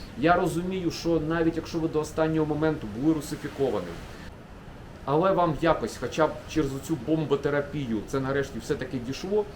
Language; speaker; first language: Ukrainian; non-native, local second language; Russian